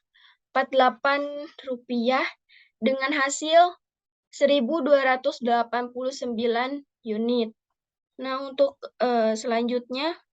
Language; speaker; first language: Indonesian; native; Indonesian